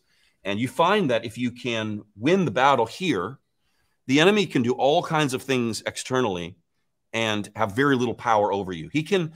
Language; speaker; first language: English; native; English